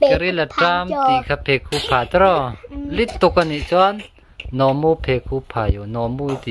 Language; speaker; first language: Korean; non-native, learner; Mizo